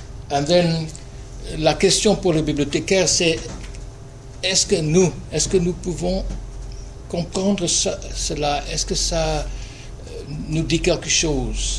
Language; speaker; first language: French; non-native, fluent; English